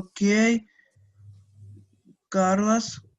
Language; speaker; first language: English; non-native, fluent; Ukrainian